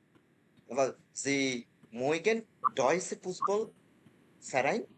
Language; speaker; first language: German; non-native, fluent; Bangla